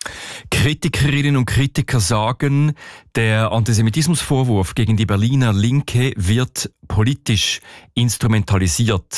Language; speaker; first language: German; native; German